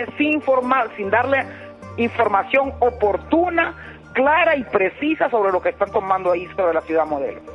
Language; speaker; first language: Spanish; native; Spanish